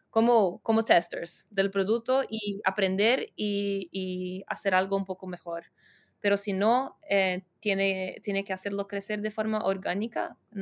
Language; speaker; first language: Spanish; non-native, fluent; Portuguese